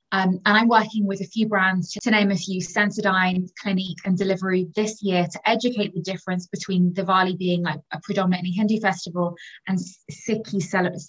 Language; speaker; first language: English; native; English